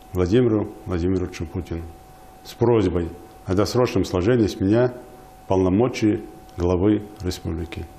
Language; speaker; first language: Russian; non-native, local second language; Ingush